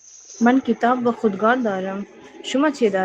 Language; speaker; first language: Persian; non-native, learner; Urdu